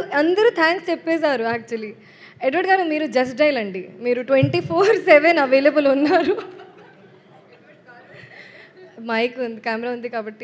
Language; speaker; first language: Telugu; non-native, local second language; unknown